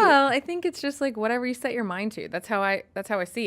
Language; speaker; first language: English; native; English